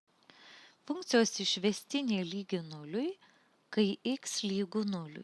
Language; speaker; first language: Lithuanian; native; Lithuanian